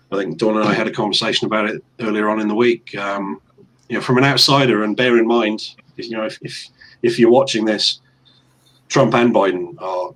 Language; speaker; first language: English; native; English